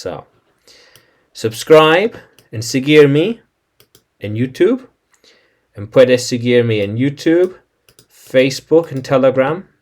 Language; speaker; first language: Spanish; non-native, learner; English